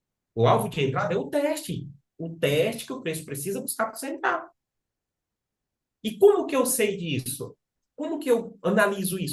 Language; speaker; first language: Portuguese; native; Portuguese